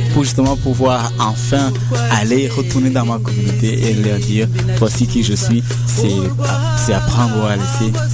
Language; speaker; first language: French; non-native, local second language; Kinyarwanda